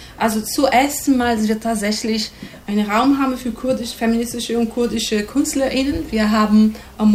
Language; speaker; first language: German; non-native, fluent; Portuguese